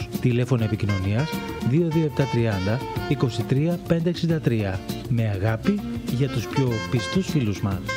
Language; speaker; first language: Greek; native; Greek